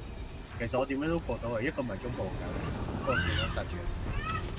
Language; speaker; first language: Chinese; native; Chinese